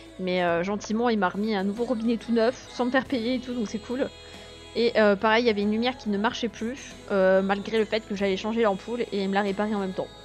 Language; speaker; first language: French; native; French